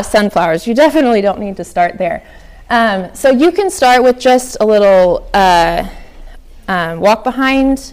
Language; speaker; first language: English; native; English